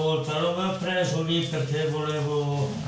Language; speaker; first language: Italian; non-native, local second language; Friulian